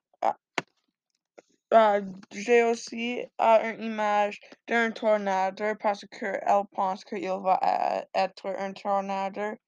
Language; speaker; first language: French; non-native, learner; English